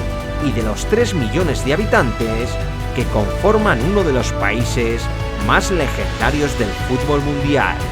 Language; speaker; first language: Spanish; native; Spanish